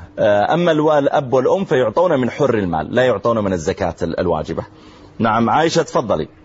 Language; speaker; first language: Arabic; native; Arabic